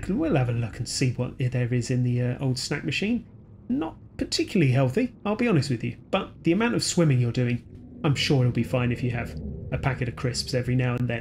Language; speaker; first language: English; native; English